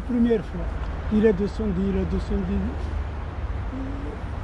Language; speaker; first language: French; non-native, learner; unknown